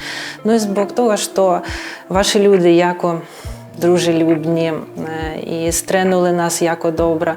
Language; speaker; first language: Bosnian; non-native, learner; Ukrainian